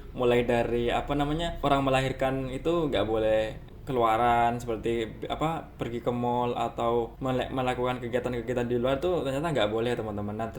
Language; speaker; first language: Indonesian; native; Indonesian